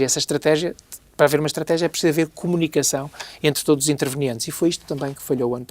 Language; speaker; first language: Portuguese; native; Portuguese